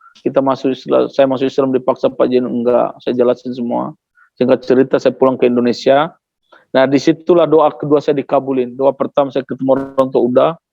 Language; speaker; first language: Indonesian; non-native, local second language; Tetum